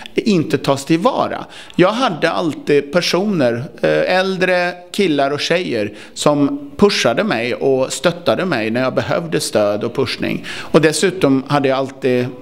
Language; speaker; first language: Swedish; early bilingual, other home language; Turkish